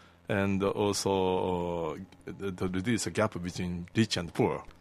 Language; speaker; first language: English; non-native, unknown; Japanese